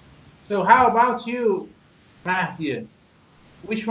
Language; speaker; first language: English; non-native, learner; Persian